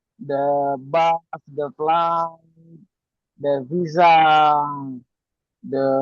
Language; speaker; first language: English; non-native, learner; Indonesian